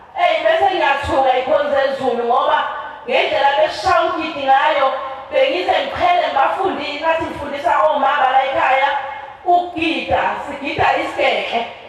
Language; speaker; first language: Zulu; native; Zulu